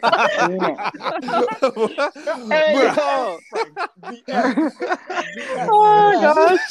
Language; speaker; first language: English; native; English